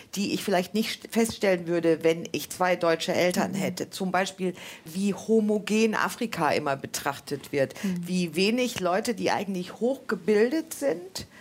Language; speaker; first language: German; native; German